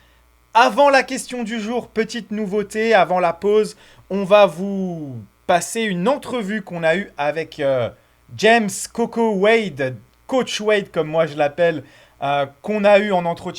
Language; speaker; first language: French; native; French